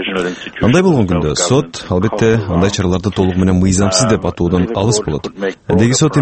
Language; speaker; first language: Kyrgyz; native; Kyrgyz